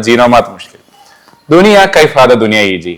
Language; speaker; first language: Arabic; non-native, learner; Malayalam